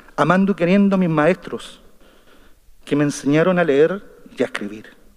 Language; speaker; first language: Spanish; native; Spanish